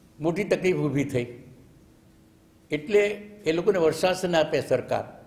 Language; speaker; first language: Gujarati; native; Gujarati